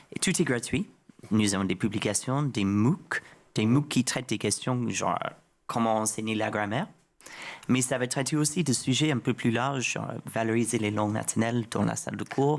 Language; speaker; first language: French; non-native, fluent; English